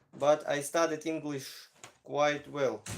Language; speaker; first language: English; non-native, learner; Ukrainian